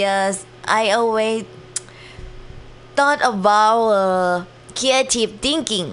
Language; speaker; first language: English; non-native, learner; Thai